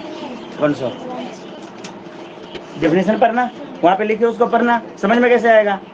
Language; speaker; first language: Hindi; native; Hindi